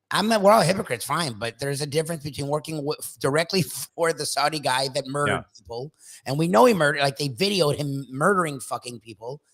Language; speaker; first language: English; native; English